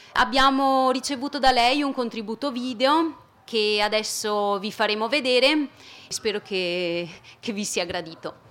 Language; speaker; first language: Italian; native; Italian